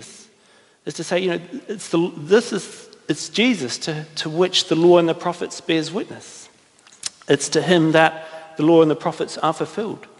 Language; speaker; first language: English; native; English